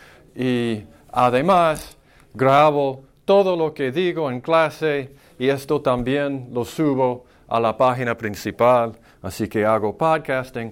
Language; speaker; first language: Spanish; non-native, fluent; English